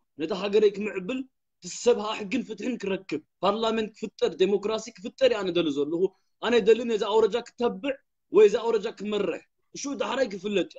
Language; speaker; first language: Tigrinya; early bilingual, heritage; Tigrinya